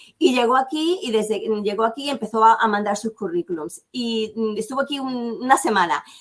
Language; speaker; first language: Spanish; native; Spanish